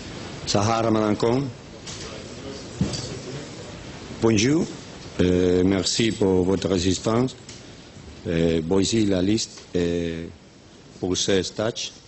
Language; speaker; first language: French; non-native, learner; Spanish